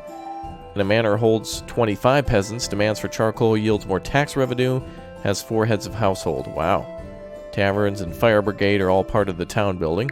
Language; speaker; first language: English; native; English